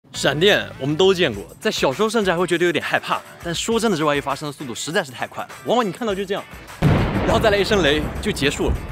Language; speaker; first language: Chinese; native; Chinese